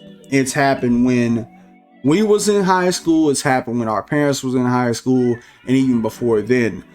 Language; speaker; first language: English; native; English